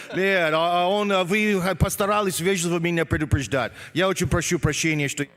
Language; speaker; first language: Russian; non-native, fluent; English